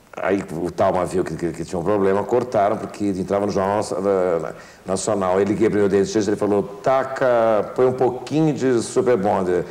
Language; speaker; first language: Portuguese; native; Portuguese